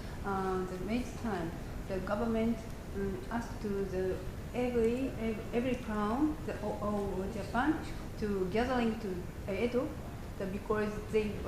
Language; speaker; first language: English; non-native, learner; Japanese